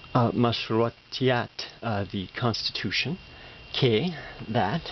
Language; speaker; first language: English; native; English